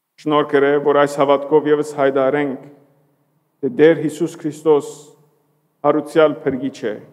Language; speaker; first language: Armenian; early bilingual, heritage; Armenian